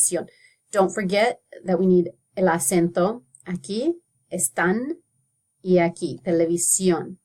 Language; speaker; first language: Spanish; non-native, fluent; English